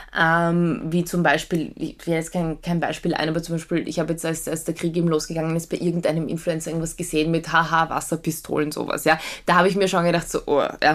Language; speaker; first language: German; early bilingual, other home language; Polish